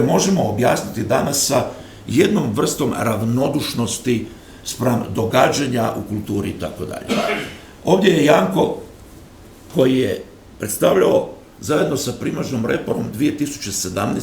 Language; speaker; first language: Croatian; native; Croatian